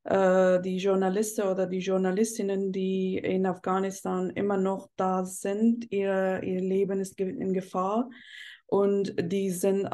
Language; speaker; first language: German; non-native, fluent; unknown